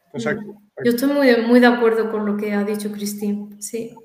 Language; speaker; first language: Spanish; native; Spanish